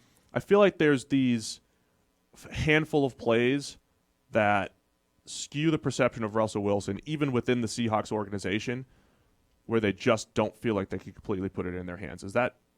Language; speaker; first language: English; native; English